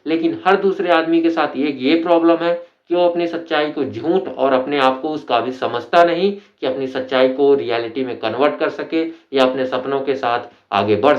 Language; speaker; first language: Hindi; native; Hindi